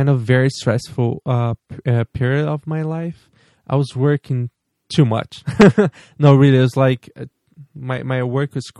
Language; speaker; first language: English; non-native, fluent; Portuguese